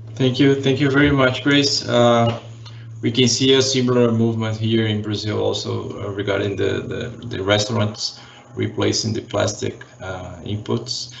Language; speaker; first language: English; non-native, fluent; Portuguese